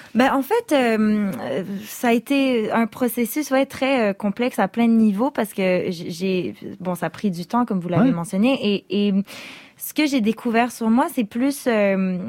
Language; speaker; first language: French; native; French